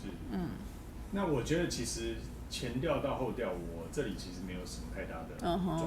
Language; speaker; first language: Chinese; native; Chinese